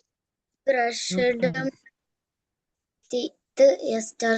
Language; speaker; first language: English; non-native, learner; Malayalam